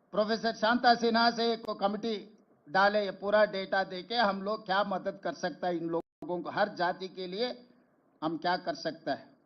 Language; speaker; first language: Hindi; non-native, local second language; Telugu